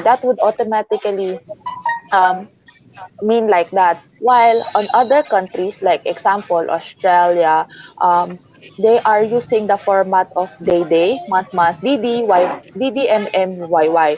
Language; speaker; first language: English; non-native, local second language; Filipino